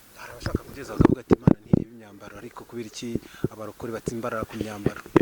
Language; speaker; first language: Kinyarwanda; native; Kinyarwanda